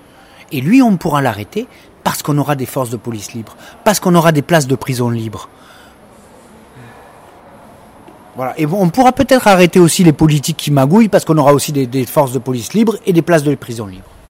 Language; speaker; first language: French; native; French